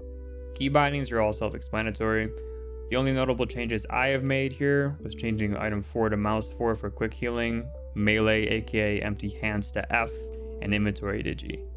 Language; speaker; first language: English; native; English